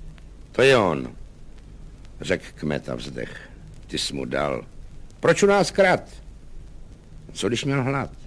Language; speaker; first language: Czech; native; Czech